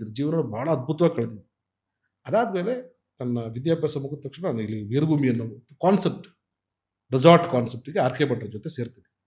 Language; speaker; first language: Kannada; non-native, local second language; Malayalam